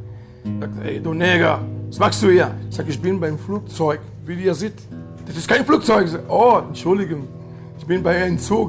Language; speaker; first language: German; non-native, learner; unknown